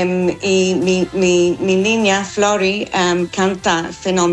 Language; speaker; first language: Spanish; non-native, fluent; English